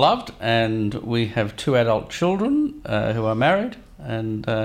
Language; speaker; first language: English; native; English